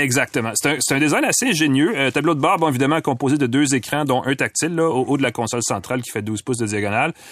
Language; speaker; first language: French; native; French